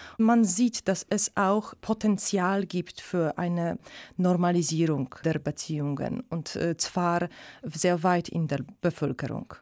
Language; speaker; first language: German; non-native, fluent; Polish